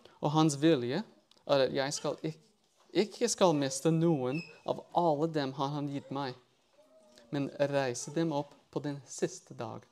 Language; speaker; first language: Norwegian; non-native, fluent; English